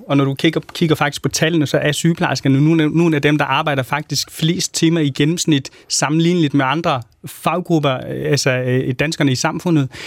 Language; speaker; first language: Danish; non-native, fluent; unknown